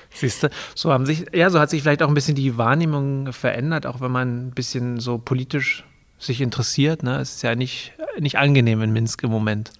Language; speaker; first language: German; native; German